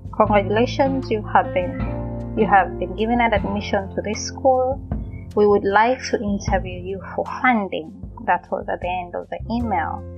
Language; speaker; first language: English; non-native, local second language; Gusii